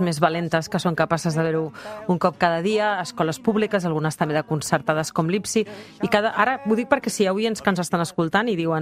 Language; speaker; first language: Catalan; native; Catalan